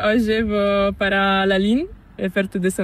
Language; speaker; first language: Spanish; non-native, learner; Italian